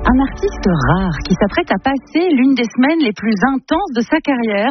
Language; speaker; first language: French; native; French